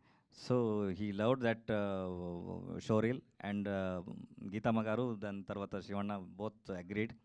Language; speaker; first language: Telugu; non-native, learner; Kannada